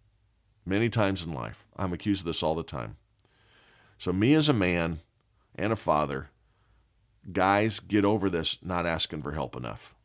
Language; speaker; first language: English; native; English